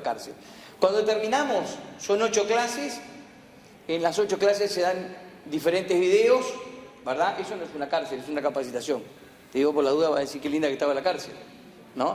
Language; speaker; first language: Spanish; native; Spanish